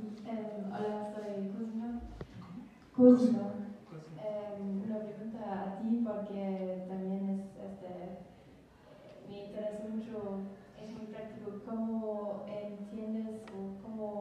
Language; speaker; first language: Spanish; non-native, learner; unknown